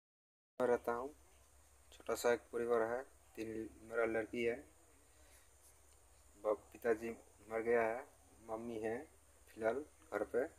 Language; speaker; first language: Hindi; non-native, local second language; Bangla